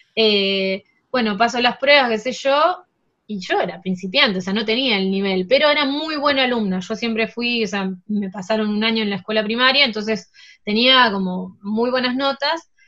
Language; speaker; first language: Spanish; early bilingual, heritage; Spanish